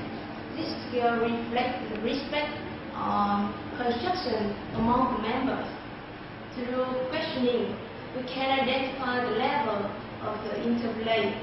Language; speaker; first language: English; non-native, learner; Vietnamese